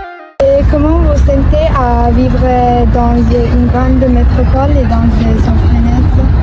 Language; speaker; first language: French; non-native, learner; Italian